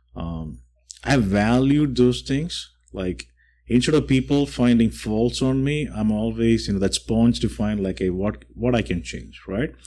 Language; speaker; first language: English; non-native, local second language; Malayalam